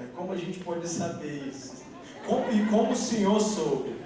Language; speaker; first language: Portuguese; native; Portuguese